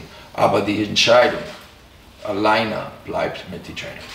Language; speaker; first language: German; non-native, fluent; English